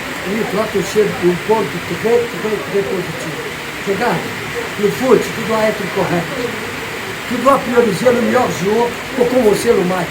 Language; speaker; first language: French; non-native, learner; Portuguese